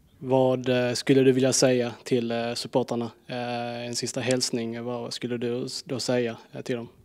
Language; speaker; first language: Swedish; native; Swedish